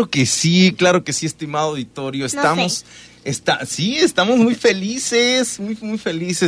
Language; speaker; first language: Spanish; native; Spanish